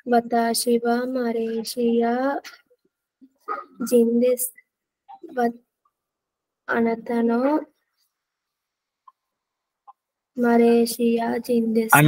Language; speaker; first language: Japanese; non-native, learner; Sinhala